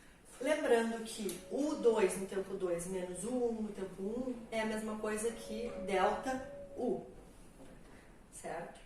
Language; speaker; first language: Portuguese; native; Portuguese